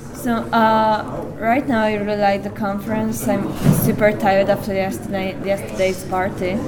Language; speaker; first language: English; non-native, fluent; Hungarian